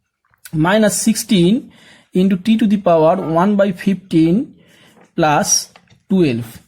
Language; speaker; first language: English; non-native, local second language; Bangla